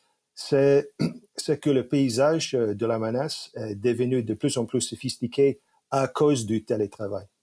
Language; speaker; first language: French; non-native, fluent; English